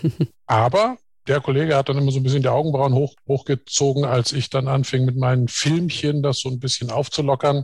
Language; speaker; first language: German; native; German